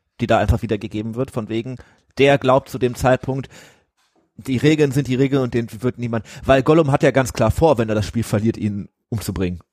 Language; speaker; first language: German; native; German